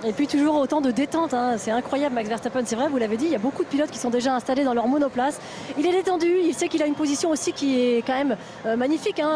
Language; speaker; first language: French; native; French